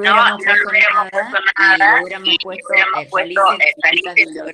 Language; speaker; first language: Spanish; native; Spanish